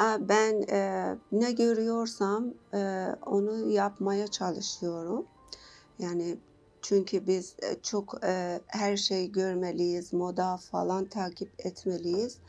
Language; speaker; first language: Turkish; non-native, learner; Persian